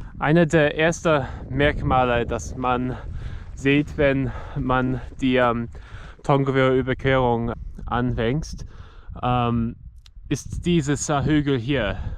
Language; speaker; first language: German; non-native, learner; English